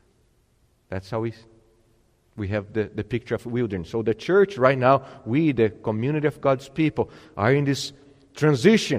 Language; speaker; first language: English; non-native, fluent; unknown